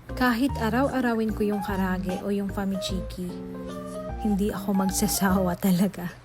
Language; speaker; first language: Filipino; non-native, local second language; Cebuano